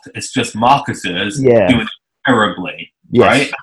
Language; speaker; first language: English; native; English